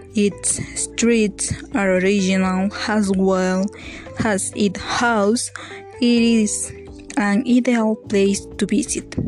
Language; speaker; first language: English; non-native, learner; Spanish